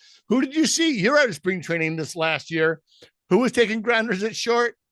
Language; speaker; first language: English; native; English